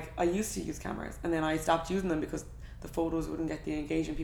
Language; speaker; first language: English; native; English